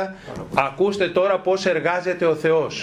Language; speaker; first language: Greek; native; Greek